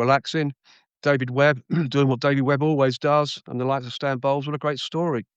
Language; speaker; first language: English; native; English